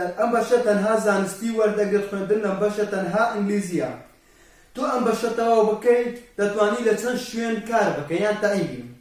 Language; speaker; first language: Central Kurdish; non-native, local second language; Kurdish